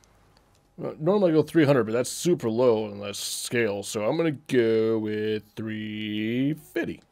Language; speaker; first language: English; native; English